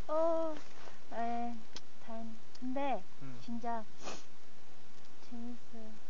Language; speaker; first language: Korean; non-native, fluent; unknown